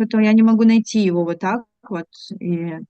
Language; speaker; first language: Russian; native; Russian